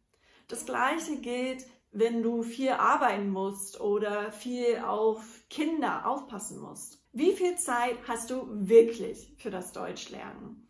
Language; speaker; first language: German; non-native, fluent; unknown